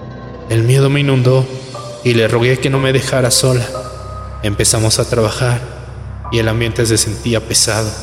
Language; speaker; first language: Spanish; native; Spanish